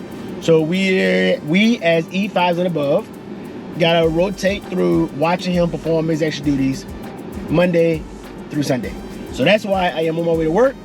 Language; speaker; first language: English; native; English